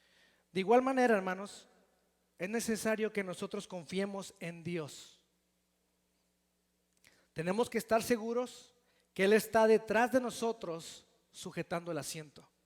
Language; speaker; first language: Spanish; native; Spanish